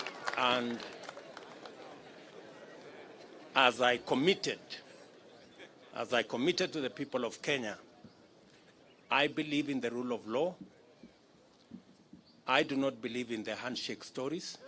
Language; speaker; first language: English; non-native, local second language; Kalenjin